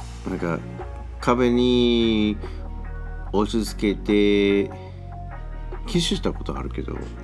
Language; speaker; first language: Japanese; native; Japanese